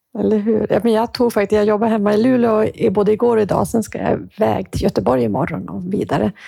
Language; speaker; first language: Swedish; native; Swedish